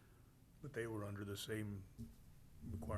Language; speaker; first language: English; native; English